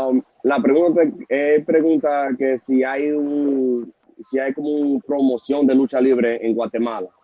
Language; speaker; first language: Spanish; early bilingual, heritage; Spanish